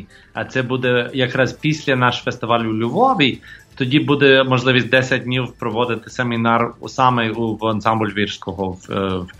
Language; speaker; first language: Ukrainian; non-native, fluent; English